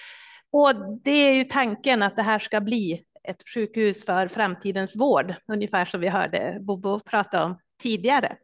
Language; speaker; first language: Swedish; native; Swedish